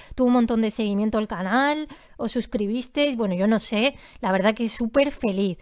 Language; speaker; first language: Spanish; native; Spanish